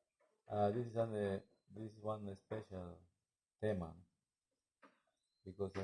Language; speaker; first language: English; non-native, learner; Spanish